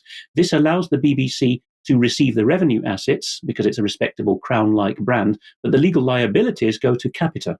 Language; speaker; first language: English; non-native, fluent; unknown